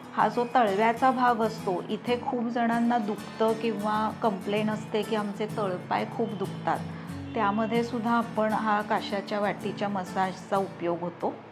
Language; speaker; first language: Marathi; native; Marathi